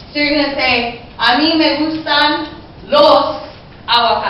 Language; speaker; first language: Spanish; non-native, fluent; English